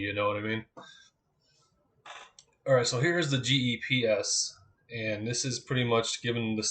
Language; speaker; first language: English; native; English